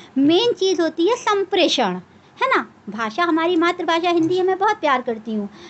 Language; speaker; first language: Hindi; native; Hindi